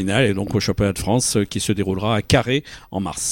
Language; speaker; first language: French; native; French